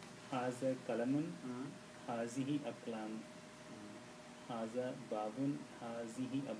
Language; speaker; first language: Arabic; non-native, learner; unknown